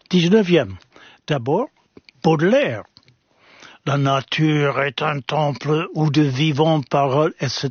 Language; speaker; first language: French; non-native, fluent; English